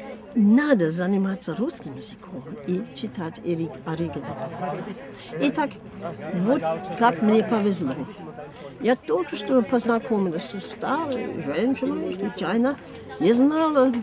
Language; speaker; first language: Russian; non-native, fluent; English